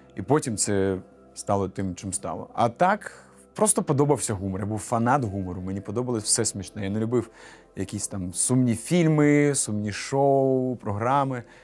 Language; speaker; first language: Ukrainian; non-native, local second language; Russian